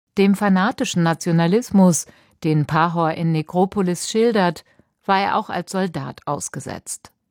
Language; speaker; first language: German; native; German